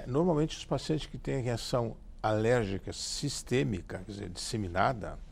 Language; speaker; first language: Portuguese; native; Portuguese